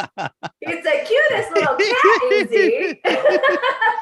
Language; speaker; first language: English; native; English